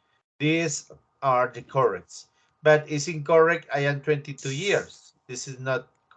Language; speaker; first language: English; non-native, learner; Spanish